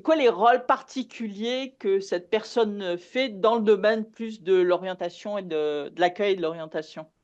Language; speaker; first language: French; native; French